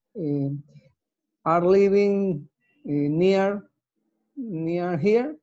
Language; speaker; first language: English; non-native, learner; Spanish